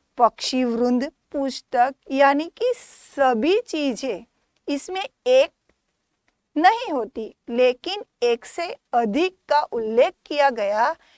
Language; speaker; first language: Hindi; non-native, local second language; Gujarati